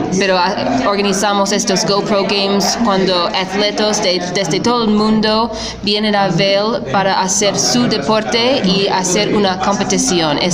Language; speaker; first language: Spanish; non-native, fluent; English